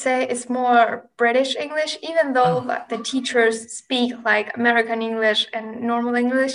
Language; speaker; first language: English; non-native, fluent; Spanish